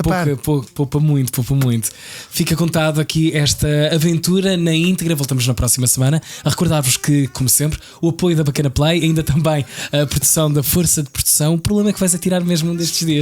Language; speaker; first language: Portuguese; native; Portuguese